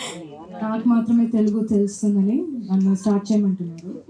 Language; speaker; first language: Telugu; non-native, fluent; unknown